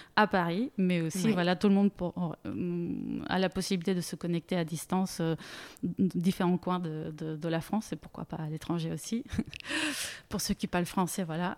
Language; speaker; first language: French; non-native, fluent; Bulgarian